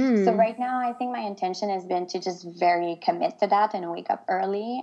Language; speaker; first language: English; non-native, fluent; French